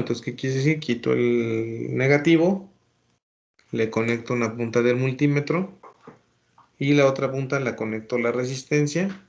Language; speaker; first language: Spanish; native; Spanish